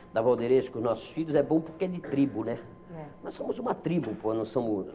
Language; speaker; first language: Portuguese; native; Portuguese